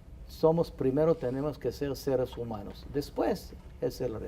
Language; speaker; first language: Spanish; non-native, fluent; Hebrew